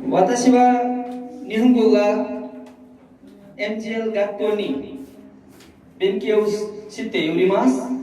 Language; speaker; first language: Japanese; non-native, learner; Nepali